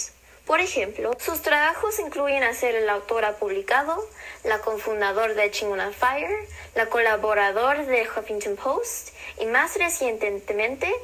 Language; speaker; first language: Spanish; early bilingual, heritage; English